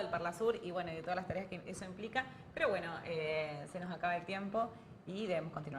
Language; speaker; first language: Spanish; native; Spanish